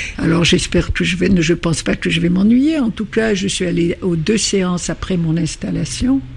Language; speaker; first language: French; non-native, local second language; Arabic